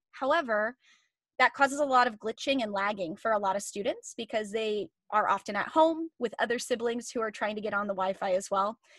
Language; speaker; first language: English; native; English